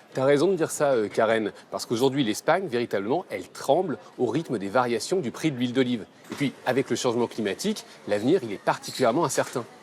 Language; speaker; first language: French; native; French